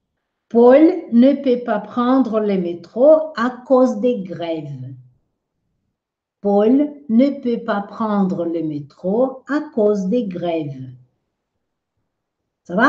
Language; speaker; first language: French; non-native, fluent; Portuguese